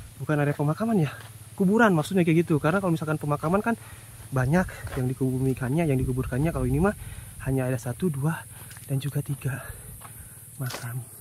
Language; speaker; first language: Indonesian; non-native, local second language; Sundanese